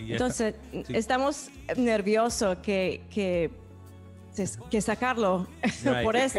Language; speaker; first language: Spanish; non-native, learner; English